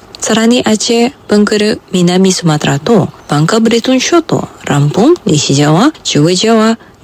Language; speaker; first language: Japanese; non-native, fluent; Indonesian